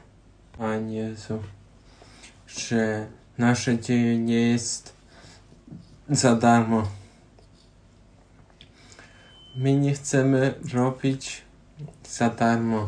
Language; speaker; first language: Polish; non-native, learner; German